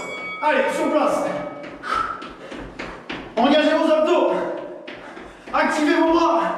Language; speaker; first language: French; native; French